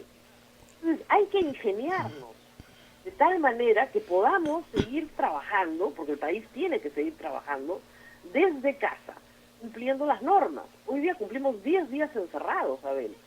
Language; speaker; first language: Spanish; native; Spanish